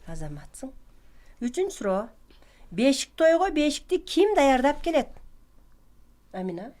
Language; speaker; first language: Kyrgyz; native; Kyrgyz